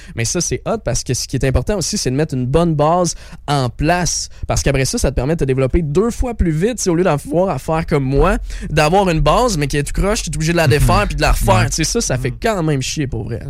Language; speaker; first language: French; native; French